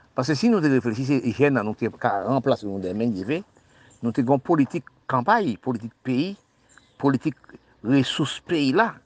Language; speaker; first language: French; non-native, local second language; Haitian Creole